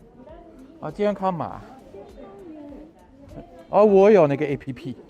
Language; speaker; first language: Chinese; non-native, fluent; English